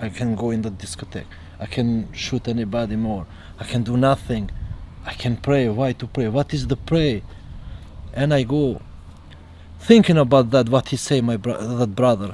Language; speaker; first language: English; non-native, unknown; Albanian